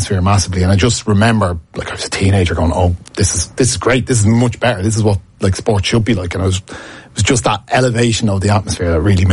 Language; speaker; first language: English; native; English